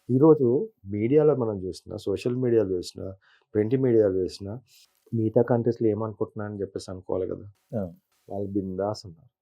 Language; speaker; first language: Telugu; native; Telugu